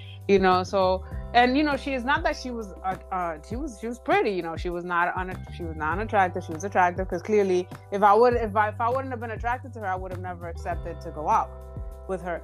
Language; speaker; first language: English; early bilingual, other home language; Spanish